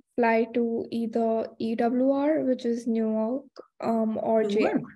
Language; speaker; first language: English; non-native, local second language; Hindi